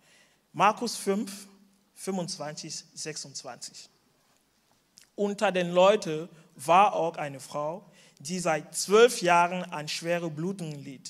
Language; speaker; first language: German; non-native, fluent; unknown